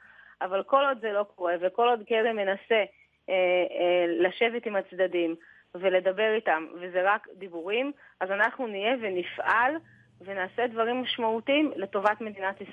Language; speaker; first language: Hebrew; native; Hebrew